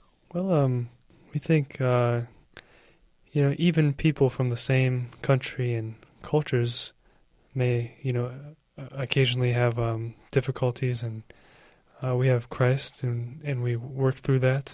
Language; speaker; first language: English; native; English